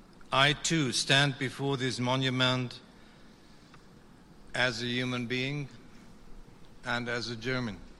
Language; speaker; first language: English; non-native, fluent; German